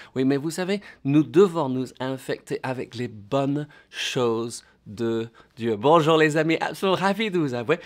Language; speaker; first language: French; non-native, fluent; English